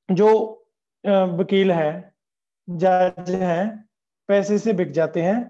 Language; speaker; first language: Hindi; native; Hindi